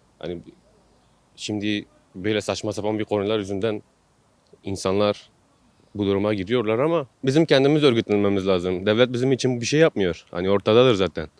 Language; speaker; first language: Turkish; non-native, local second language; Kurdish